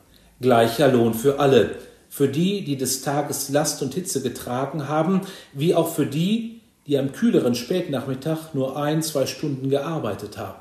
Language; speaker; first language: German; native; German